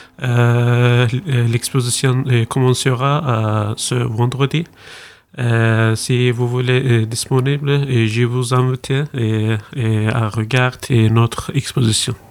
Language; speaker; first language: French; non-native, learner; Turkish